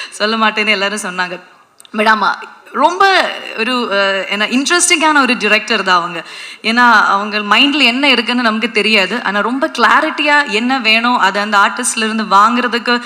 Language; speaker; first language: Tamil; non-native, fluent; Malayalam